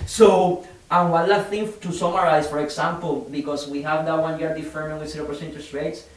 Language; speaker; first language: English; non-native, fluent; Spanish